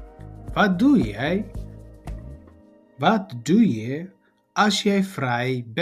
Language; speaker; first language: Dutch; non-native, learner; Tigrinya